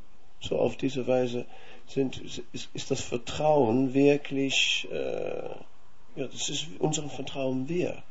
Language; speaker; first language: German; non-native, fluent; Dutch